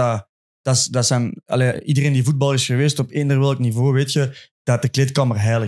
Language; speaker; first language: Dutch; native; Dutch